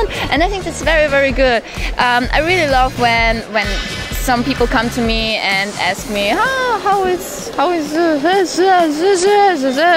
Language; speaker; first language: English; non-native, fluent; German